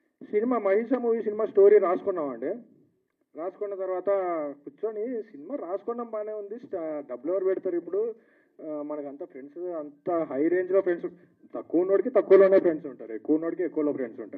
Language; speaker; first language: Telugu; native; Telugu